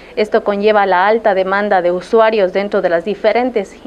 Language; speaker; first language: Spanish; native; Spanish